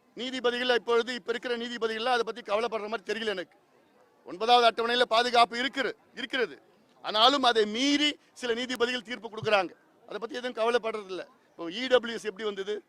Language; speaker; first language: Tamil; native; Tamil